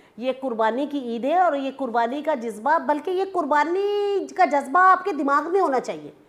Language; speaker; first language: Urdu; native; Urdu